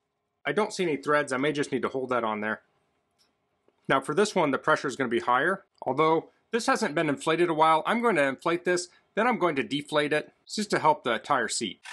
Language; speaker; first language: English; native; English